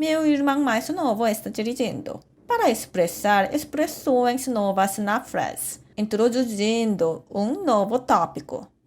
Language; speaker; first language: Portuguese; non-native, fluent; Korean